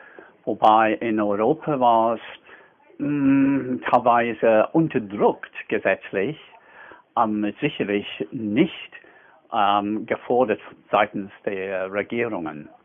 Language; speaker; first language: German; non-native, fluent; English